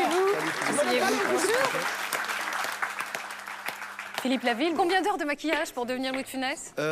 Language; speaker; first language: French; native; French